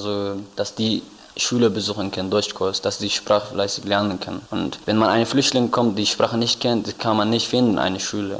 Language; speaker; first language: German; non-native, learner; Tigrinya